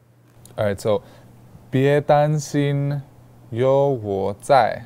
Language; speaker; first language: Chinese; non-native, learner; English